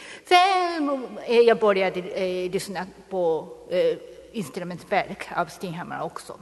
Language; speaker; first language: Swedish; non-native, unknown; Japanese